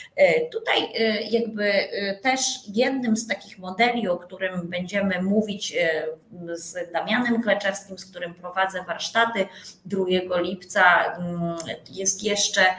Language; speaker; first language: Polish; native; Polish